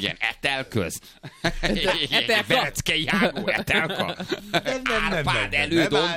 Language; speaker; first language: Hungarian; native; Hungarian